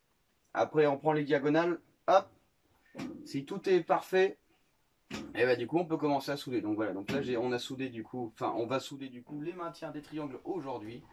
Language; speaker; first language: French; native; French